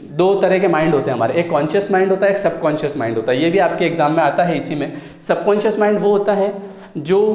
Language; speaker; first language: Hindi; native; Hindi